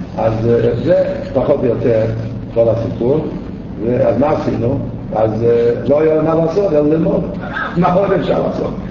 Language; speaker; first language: Hebrew; native; Hebrew